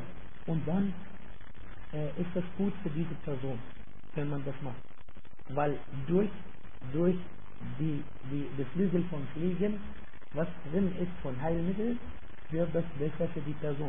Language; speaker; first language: German; non-native, fluent; Arabic